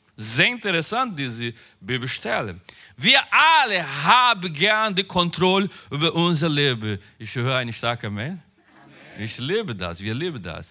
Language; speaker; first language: German; non-native, learner; Portuguese